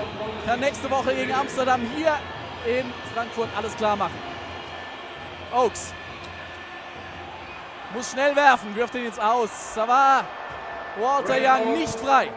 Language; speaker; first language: German; native; German